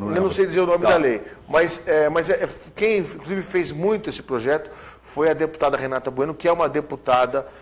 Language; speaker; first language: Portuguese; native; Portuguese